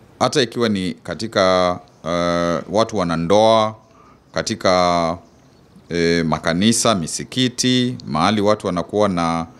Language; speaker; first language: Swahili; non-native, local second language; Kamba